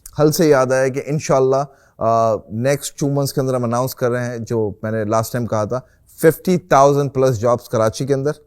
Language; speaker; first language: Urdu; native; Urdu